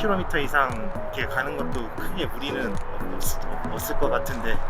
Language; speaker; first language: Korean; native; Korean